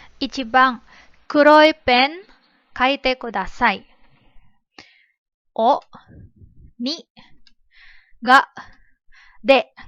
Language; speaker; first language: Japanese; non-native, fluent; Filipino